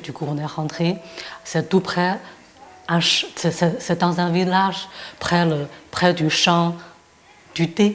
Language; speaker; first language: French; non-native, fluent; Chinese